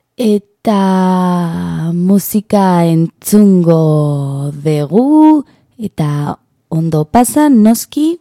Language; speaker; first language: Basque; non-native, local second language; Spanish